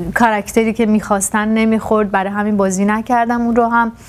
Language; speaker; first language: Persian; native; Persian